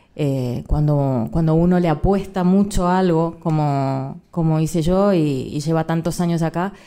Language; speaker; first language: Spanish; native; Spanish